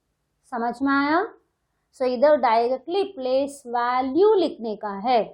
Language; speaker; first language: Hindi; non-native, local second language; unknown